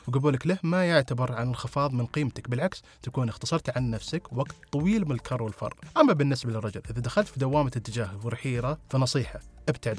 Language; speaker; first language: Arabic; native; Arabic